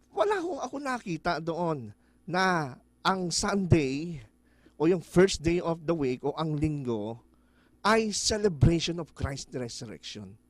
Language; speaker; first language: Filipino; native; Filipino